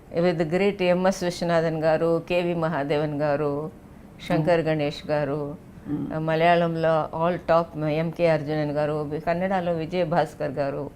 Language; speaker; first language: Telugu; non-native, local second language; Tamil